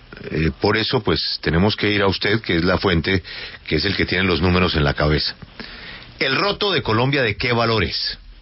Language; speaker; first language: Spanish; native; Spanish